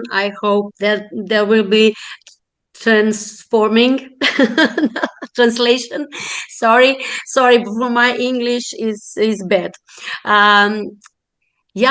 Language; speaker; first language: English; non-native, learner; Slovenian